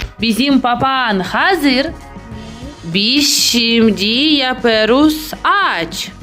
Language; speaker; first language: Turkish; non-native, learner; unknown